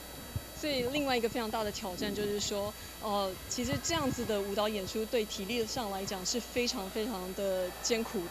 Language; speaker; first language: Chinese; native; Chinese